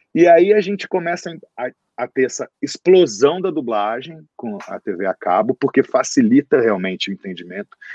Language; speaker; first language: Portuguese; native; Portuguese